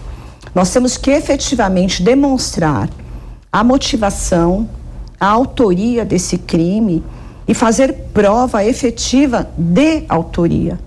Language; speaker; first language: Portuguese; native; Portuguese